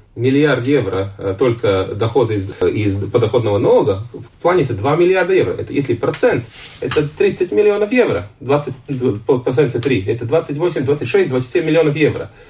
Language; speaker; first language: Russian; non-native, local second language; Latvian